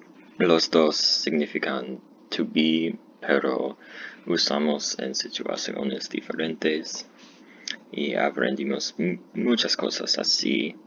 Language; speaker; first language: Spanish; non-native, learner; English